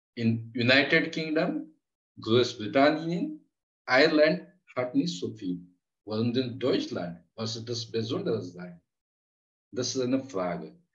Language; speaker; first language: German; non-native, learner; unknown